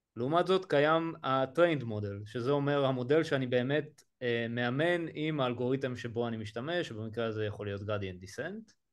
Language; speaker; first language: Hebrew; native; Hebrew